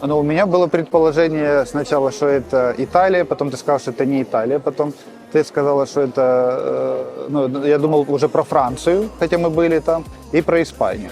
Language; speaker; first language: Russian; native; Russian